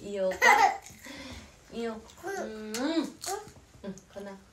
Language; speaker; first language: Vietnamese; native; Vietnamese